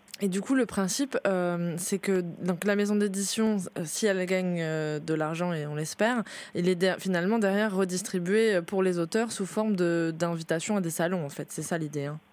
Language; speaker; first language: French; native; French